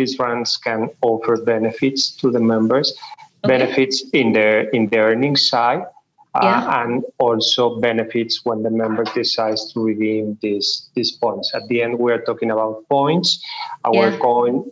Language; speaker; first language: English; non-native, fluent; Spanish